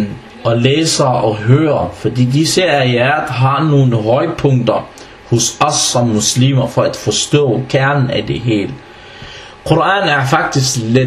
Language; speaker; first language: Danish; non-native, fluent; Arabic